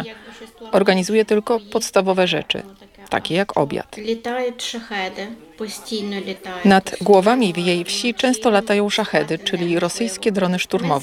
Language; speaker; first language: Polish; native; Polish